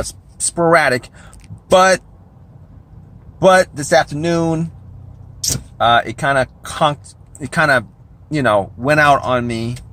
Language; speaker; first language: English; native; English